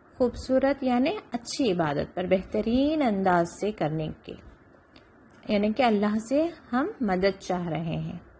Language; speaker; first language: Urdu; native; Urdu